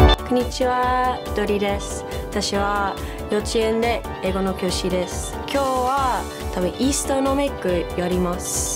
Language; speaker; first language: Japanese; non-native, learner; English